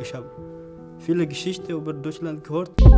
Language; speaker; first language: German; non-native, learner; Oromo